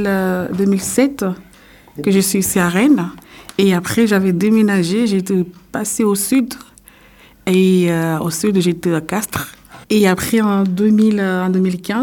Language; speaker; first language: French; non-native, local second language; Comorian